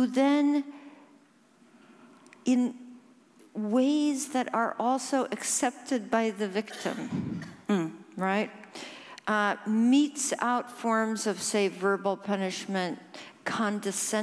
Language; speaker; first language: English; early bilingual, other home language; Norwegian